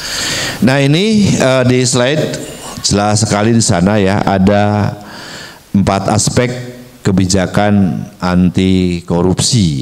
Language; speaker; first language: Indonesian; native; Indonesian